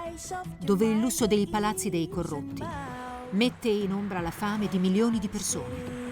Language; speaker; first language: Italian; native; Italian